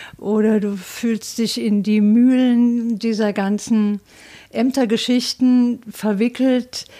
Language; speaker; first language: German; native; German